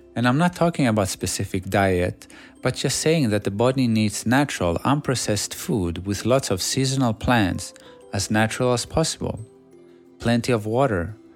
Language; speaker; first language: English; non-native, fluent; Swedish